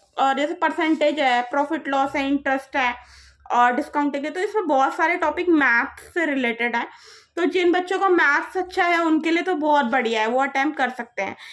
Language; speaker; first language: Hindi; native; Hindi